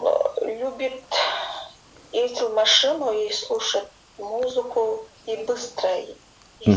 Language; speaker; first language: Russian; non-native, learner; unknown